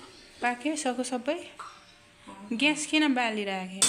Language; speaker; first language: Nepali; native; Nepali